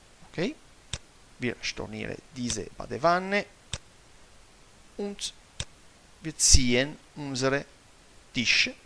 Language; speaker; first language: German; non-native, fluent; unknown